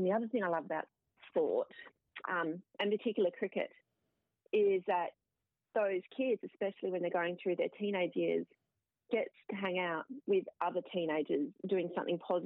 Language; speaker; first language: English; native; English